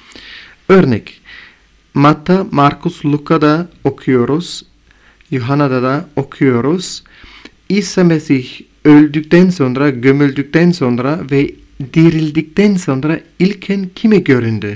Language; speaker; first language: Turkish; non-native, fluent; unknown